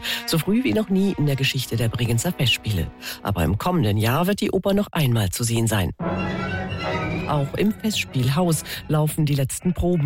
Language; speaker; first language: German; native; German